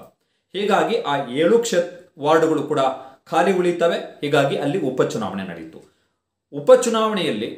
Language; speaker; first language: Kannada; native; Kannada